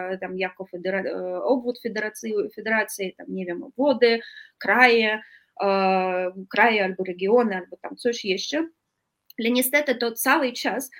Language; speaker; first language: Polish; non-native, fluent; Russian